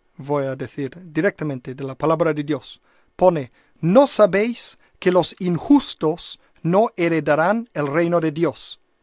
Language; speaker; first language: Spanish; non-native, fluent; English